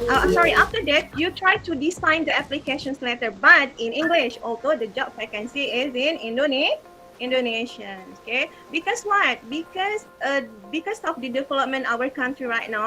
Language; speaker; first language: English; non-native, fluent; Indonesian